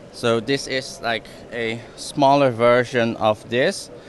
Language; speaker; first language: English; non-native, fluent; Dutch